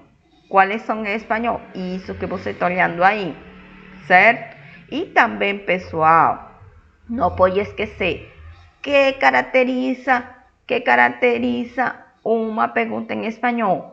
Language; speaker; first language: Portuguese; non-native, fluent; Spanish